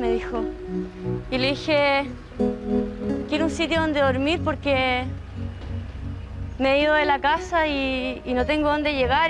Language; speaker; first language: Spanish; native; Spanish